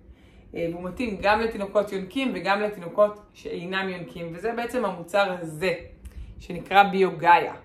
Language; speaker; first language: Hebrew; native; Hebrew